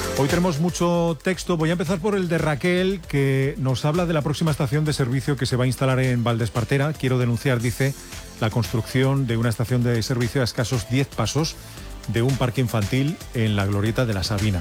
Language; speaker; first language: Spanish; native; Spanish